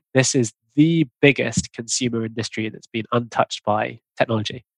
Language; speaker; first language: English; native; English